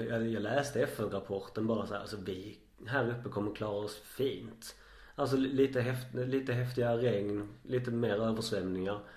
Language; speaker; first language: Swedish; native; Swedish